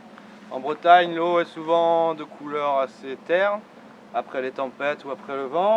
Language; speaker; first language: French; native; French